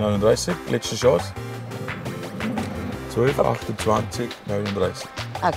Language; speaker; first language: German; native; German